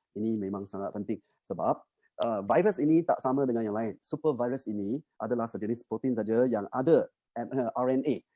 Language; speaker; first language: Malay; non-native, local second language; Chinese